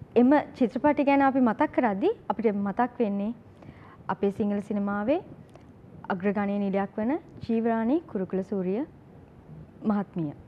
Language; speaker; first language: Sinhala; native; Sinhala